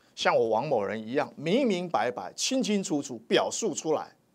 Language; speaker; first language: Chinese; native; Chinese